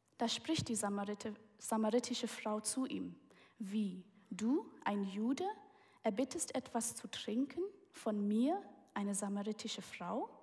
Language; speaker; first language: German; early bilingual, heritage; German